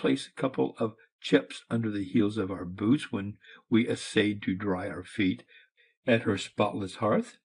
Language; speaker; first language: English; native; English